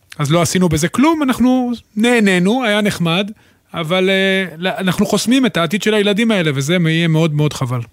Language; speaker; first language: Hebrew; native; Hebrew